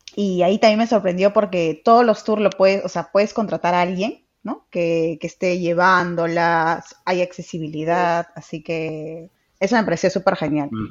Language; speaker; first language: Spanish; native; Spanish